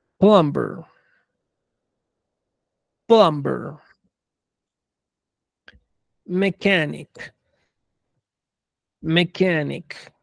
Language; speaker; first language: English; non-native, fluent; Spanish